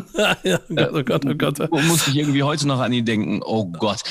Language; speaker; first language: German; early bilingual, other home language; Indonesian